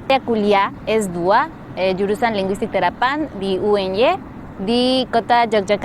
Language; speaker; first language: Indonesian; non-native, fluent; Spanish